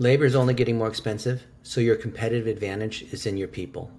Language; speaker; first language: English; early bilingual, other home language; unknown